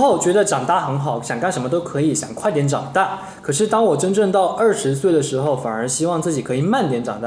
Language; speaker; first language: Chinese; native; Chinese